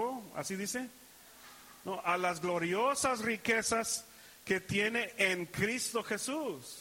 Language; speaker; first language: Spanish; early bilingual, heritage; Spanish